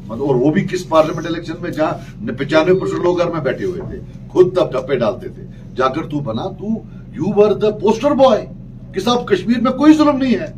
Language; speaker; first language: Urdu; non-native, local second language; Kashmiri